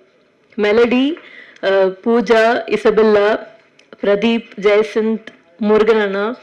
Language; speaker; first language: Tamil; native; Tamil